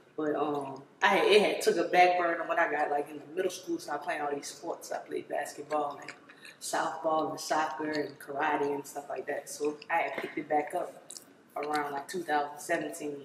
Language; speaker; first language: English; native; English